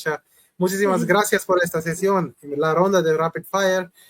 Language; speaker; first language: Spanish; non-native, learner; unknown